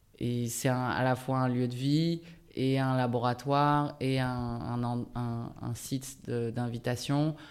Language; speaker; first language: French; early bilingual, other home language; Japanese